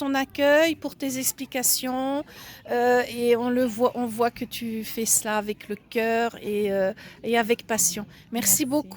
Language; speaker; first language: French; native; French